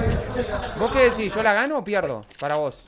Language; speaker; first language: Spanish; native; Spanish